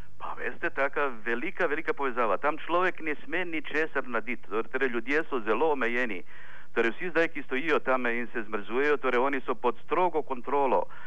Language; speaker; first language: Slovenian; non-native, fluent; Ukrainian